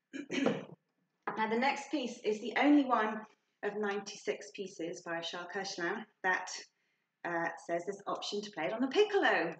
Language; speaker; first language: English; native; English